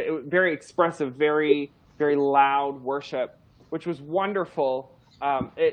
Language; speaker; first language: English; native; English